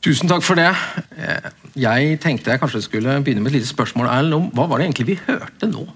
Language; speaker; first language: Norwegian; native; Norwegian